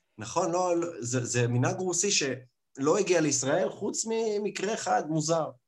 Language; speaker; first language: Hebrew; early bilingual, other home language; Russian